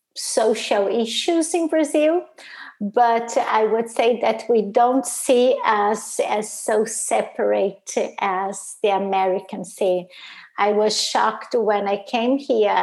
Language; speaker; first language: English; non-native, fluent; Portuguese